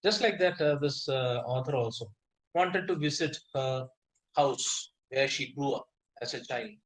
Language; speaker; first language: English; non-native, local second language; Malayalam